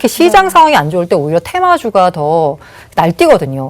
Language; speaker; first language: Korean; native; Korean